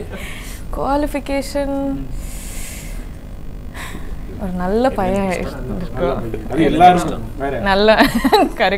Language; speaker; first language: Tamil; non-native, learner; Kodava